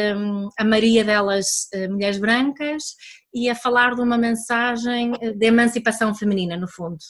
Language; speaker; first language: Portuguese; early bilingual, other home language; Swedish